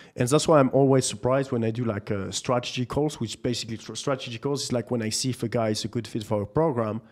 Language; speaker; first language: English; non-native, fluent; French